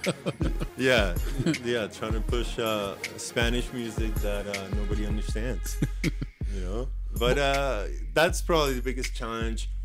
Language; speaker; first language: English; early bilingual, other home language; Spanish